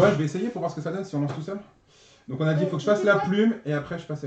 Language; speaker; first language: French; native; French